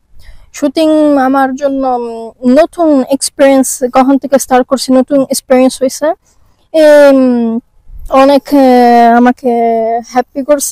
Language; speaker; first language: Bangla; early bilingual, heritage; Bangla